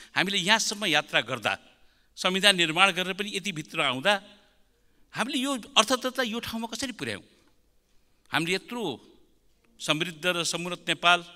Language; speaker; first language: Nepali; native; Nepali